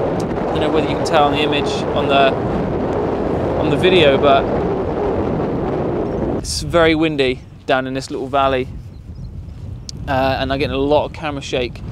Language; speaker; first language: English; native; English